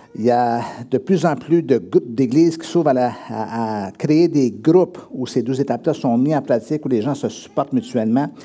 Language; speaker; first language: French; native; French